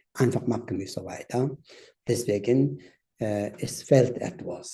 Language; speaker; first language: German; non-native, learner; Tibetan